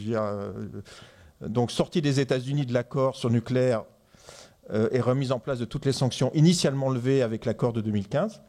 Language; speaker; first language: French; native; French